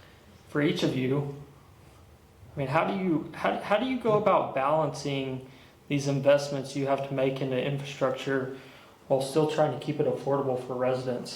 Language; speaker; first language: English; native; English